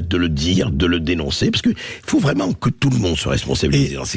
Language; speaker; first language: French; native; French